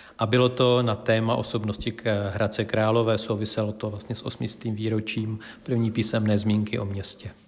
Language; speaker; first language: Czech; native; Czech